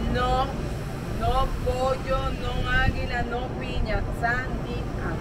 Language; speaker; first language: Spanish; native; Spanish